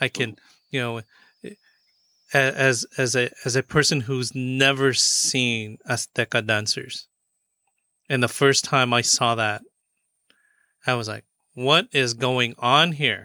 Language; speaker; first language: English; native; English